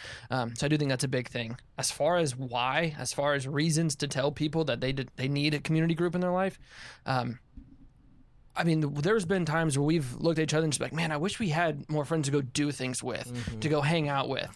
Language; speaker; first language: English; native; English